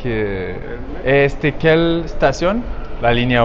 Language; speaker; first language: Spanish; non-native, learner; French